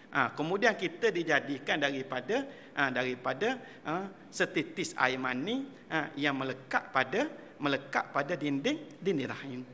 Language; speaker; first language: Malay; native; Malay